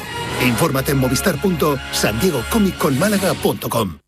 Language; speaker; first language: Spanish; native; Spanish